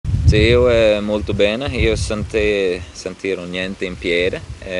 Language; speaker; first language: Italian; non-native, learner; Swedish